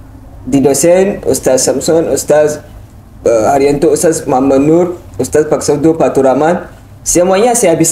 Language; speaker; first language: Indonesian; non-native, learner; Hausa